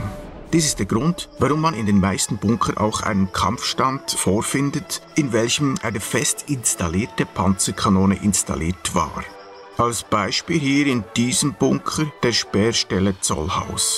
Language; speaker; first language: German; native; German